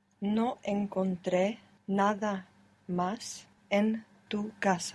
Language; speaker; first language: Spanish; non-native, learner; English